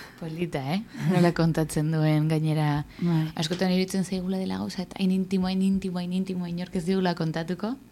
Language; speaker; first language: Basque; native; Basque